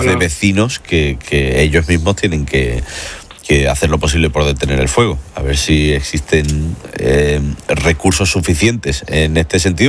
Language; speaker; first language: Spanish; native; Spanish